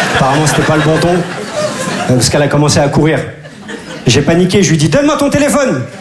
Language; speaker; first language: French; early bilingual, other home language; Turkish